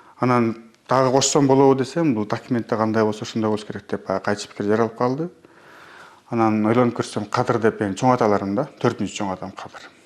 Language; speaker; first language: Kyrgyz; early bilingual, heritage; Kyrgyz